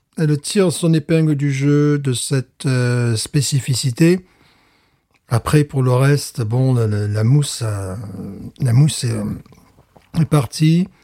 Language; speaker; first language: French; native; French